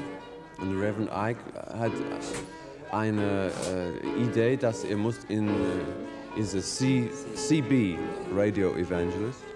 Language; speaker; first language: German; non-native, learner; English